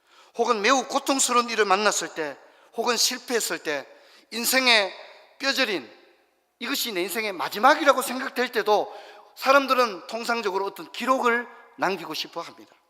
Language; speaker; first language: Korean; native; Korean